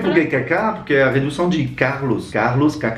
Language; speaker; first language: Portuguese; non-native, fluent; French